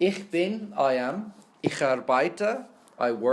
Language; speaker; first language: German; non-native, fluent; English